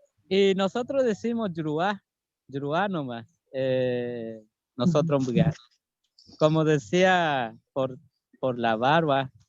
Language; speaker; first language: Spanish; non-native, local second language; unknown